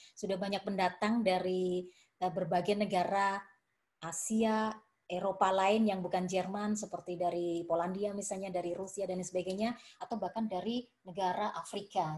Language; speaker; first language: Indonesian; native; Indonesian